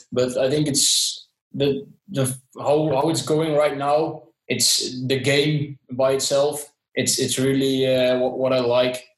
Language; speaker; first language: English; non-native, fluent; Dutch